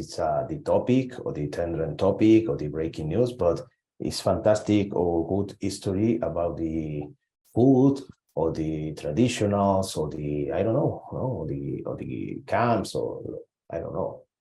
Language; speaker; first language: English; non-native, learner; Spanish